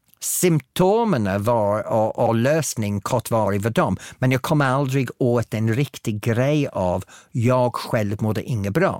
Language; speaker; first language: Swedish; non-native, fluent; English